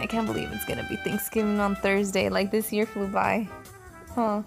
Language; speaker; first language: English; early bilingual, other home language; Spanish